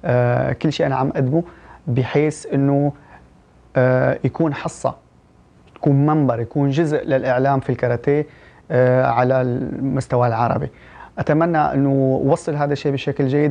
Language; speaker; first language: Arabic; early bilingual, heritage; Arabic